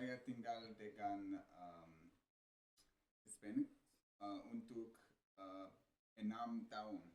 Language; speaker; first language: Indonesian; non-native, learner; English